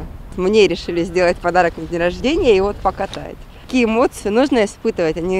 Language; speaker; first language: Russian; native; Russian